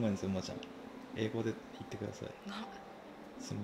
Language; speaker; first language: Japanese; native; Japanese